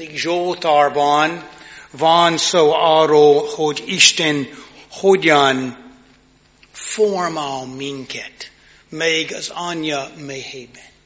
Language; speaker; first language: Hungarian; non-native, learner; English